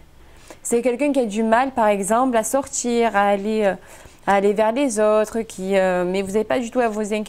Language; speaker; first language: French; native; French